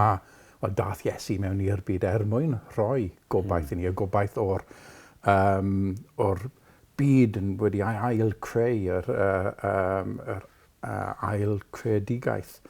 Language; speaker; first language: Welsh; non-native, local second language; English